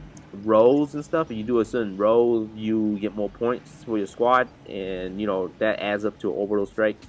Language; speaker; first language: English; native; English